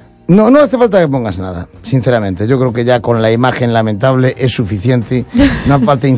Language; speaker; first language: Spanish; native; Spanish